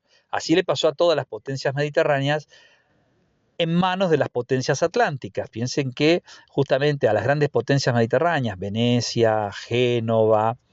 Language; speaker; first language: Spanish; native; Spanish